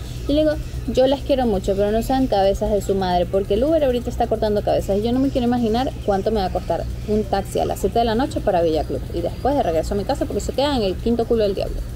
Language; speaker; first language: Spanish; native; Spanish